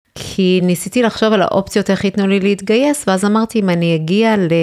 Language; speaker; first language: Hebrew; early bilingual, other home language; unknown